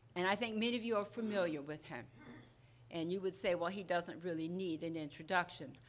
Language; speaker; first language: English; non-native, fluent; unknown